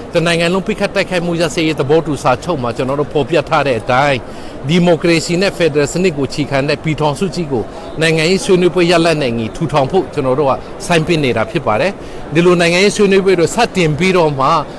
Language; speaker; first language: Burmese; non-native, local second language; Hakha Chin